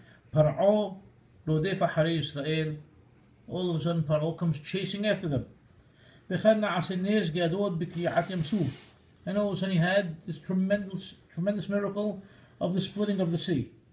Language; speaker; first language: English; native; English